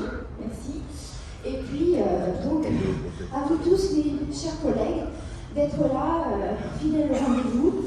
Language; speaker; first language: French; native; French